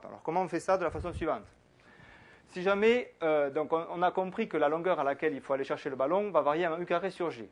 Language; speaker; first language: French; native; French